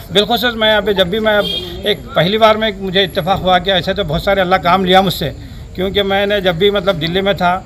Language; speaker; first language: Hindi; non-native, local second language; Urdu